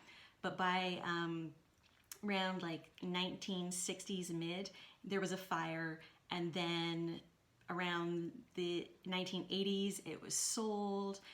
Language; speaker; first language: English; native; English